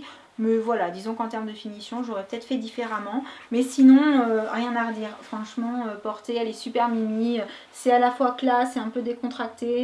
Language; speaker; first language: French; native; French